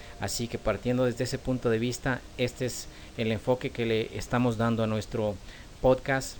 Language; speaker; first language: Spanish; native; Spanish